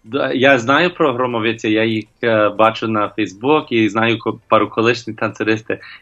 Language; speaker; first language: Ukrainian; non-native, learner; English